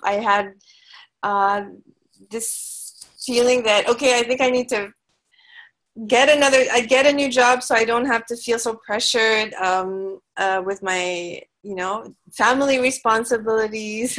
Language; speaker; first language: English; non-native, local second language; Filipino